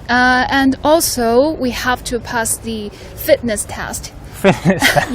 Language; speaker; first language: English; non-native, fluent; Chinese